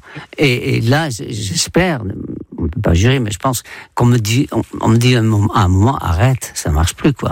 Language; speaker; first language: French; non-native, fluent; Dutch